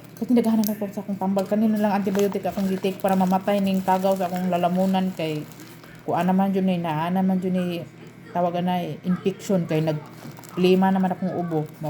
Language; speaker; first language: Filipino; non-native, local second language; Cebuano